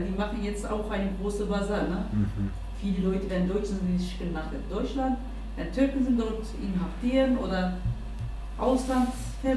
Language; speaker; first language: German; non-native, learner; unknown